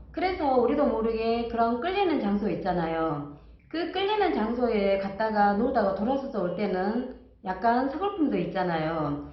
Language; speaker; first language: Korean; native; Korean